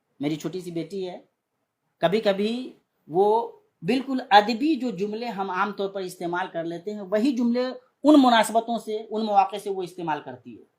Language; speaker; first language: Urdu; native; Urdu